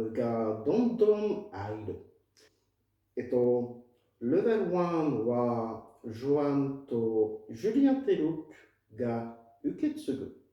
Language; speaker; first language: Japanese; non-native, fluent; French